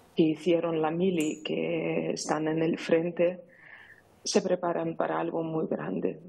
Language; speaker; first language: Spanish; non-native, fluent; Ukrainian